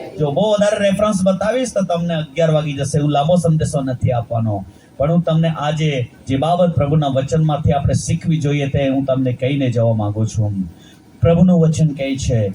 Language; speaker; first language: Gujarati; non-native, local second language; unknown